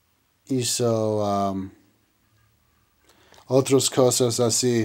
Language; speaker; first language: Spanish; non-native, learner; English